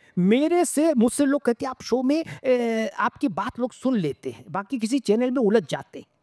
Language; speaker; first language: Hindi; native; Hindi